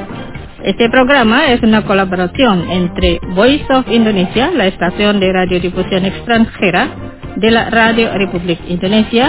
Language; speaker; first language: Spanish; non-native, fluent; Indonesian